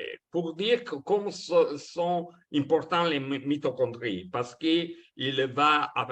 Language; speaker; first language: French; non-native, fluent; Italian